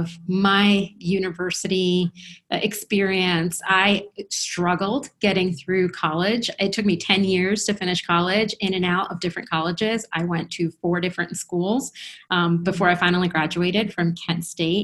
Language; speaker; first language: English; early bilingual, other home language; Spanish